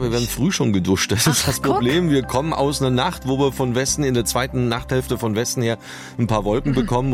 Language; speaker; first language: German; native; German